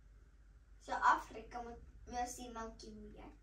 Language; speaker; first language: Finnish; early bilingual, other home language; Kinyarwanda